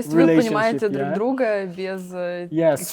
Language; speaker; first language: Russian; native; Russian